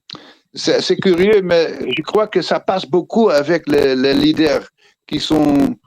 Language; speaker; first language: French; non-native, fluent; Dutch